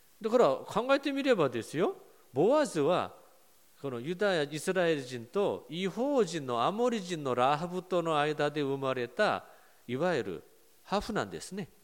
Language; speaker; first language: Japanese; non-native, fluent; Korean